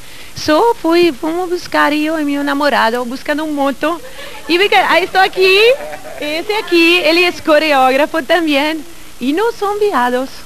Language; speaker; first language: Portuguese; non-native, learner; Italian